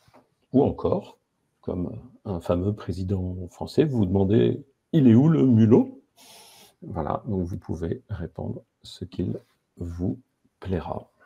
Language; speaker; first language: French; native; French